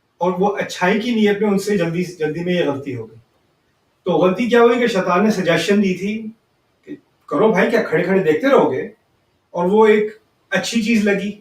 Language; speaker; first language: Urdu; early bilingual, heritage; Urdu